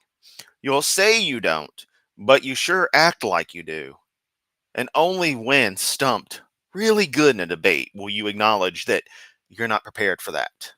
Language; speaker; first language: English; native; English